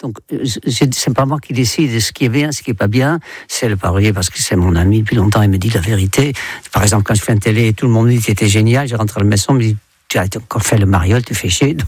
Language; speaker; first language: French; non-native, fluent; Dutch